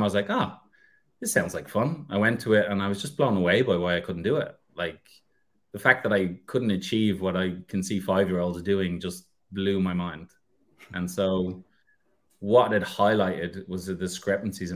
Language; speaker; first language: English; native; English